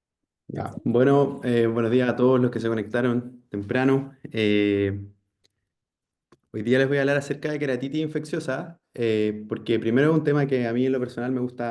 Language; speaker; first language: Spanish; native; Spanish